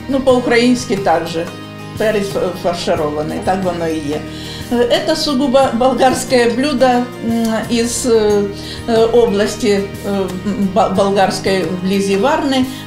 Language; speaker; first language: Russian; non-native, local second language; Bulgarian